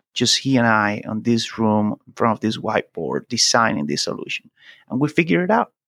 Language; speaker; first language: English; non-native, fluent; Spanish